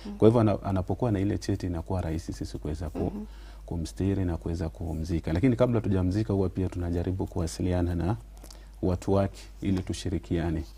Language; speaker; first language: Swahili; non-native, local second language; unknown